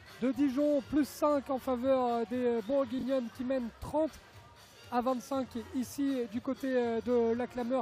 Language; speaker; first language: French; native; French